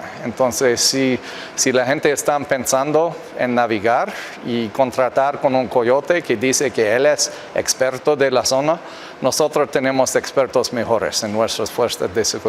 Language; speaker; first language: Spanish; non-native, fluent; English